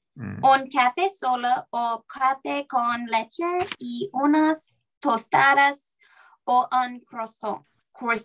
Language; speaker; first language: Spanish; non-native, learner; English